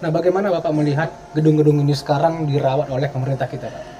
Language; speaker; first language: Indonesian; native; Indonesian